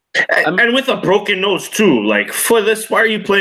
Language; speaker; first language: English; early bilingual, other home language; Portuguese